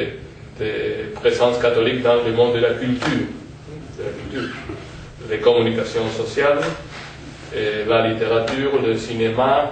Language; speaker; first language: French; non-native, fluent; Spanish